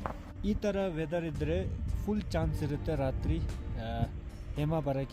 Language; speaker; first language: Kannada; non-native, local second language; Ladakhi